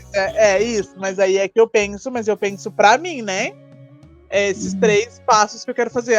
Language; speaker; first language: Portuguese; native; Portuguese